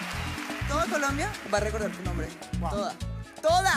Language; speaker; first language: Spanish; native; Spanish